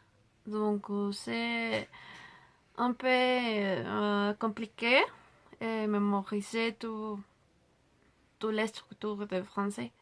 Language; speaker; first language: French; non-native, learner; Spanish